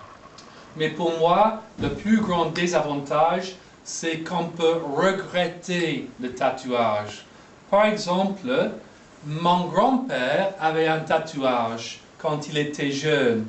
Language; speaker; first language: French; non-native, fluent; English